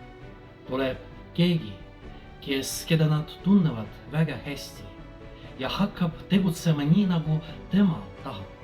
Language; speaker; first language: Estonian; non-native, fluent; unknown